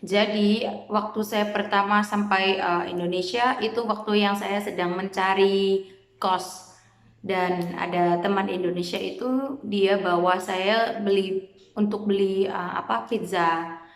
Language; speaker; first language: Indonesian; non-native, fluent; Khmer